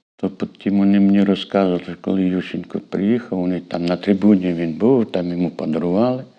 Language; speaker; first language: Ukrainian; native; Ukrainian